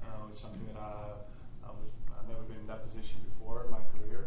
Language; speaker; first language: English; non-native, fluent; Spanish